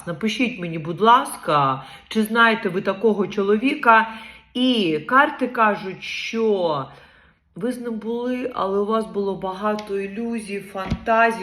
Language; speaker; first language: Ukrainian; non-native, local second language; Russian